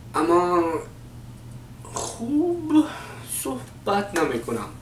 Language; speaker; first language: Persian; non-native, learner; English